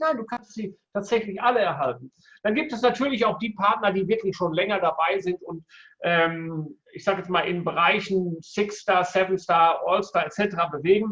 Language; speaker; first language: German; native; German